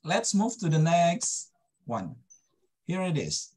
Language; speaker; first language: English; non-native, fluent; Indonesian